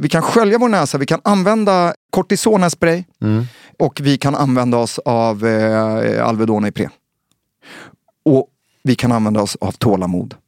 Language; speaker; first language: Swedish; native; Swedish